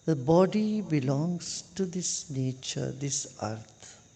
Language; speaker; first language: English; non-native, local second language; Kannada